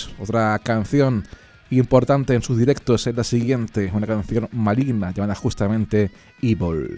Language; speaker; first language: Spanish; native; Spanish